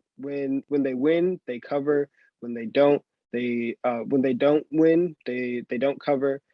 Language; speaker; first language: English; native; English